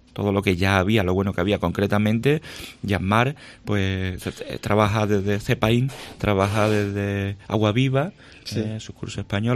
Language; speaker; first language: Spanish; native; Spanish